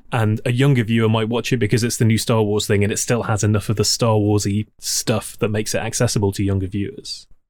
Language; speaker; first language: English; native; English